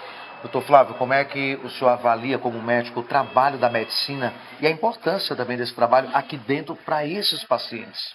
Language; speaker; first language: Portuguese; native; Portuguese